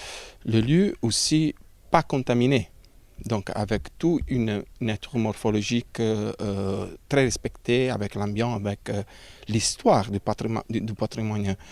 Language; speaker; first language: French; non-native, learner; Italian